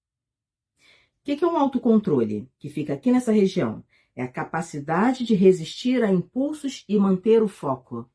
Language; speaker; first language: Portuguese; native; Portuguese